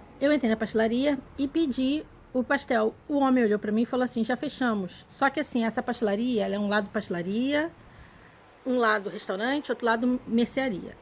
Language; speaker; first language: Portuguese; native; Portuguese